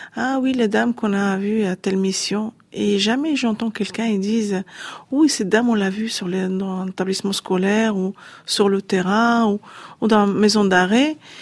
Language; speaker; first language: French; non-native, fluent; Arabic